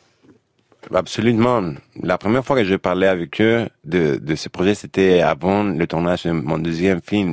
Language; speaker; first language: French; non-native, fluent; Spanish